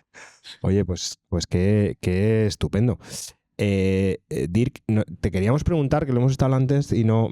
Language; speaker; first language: Spanish; native; Spanish